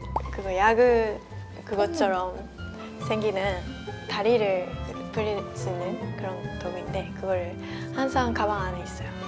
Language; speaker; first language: Korean; non-native, fluent; Japanese